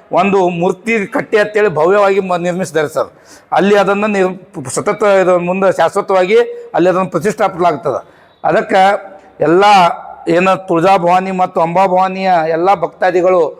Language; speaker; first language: Kannada; non-native, local second language; Lambadi